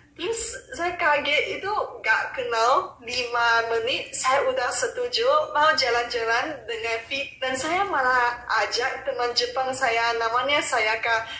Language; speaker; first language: Malay; non-native, local second language; Chinese